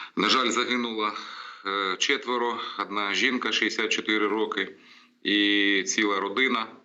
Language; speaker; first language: Ukrainian; non-native, local second language; Russian